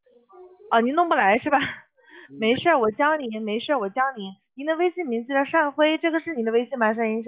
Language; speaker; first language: Chinese; native; Chinese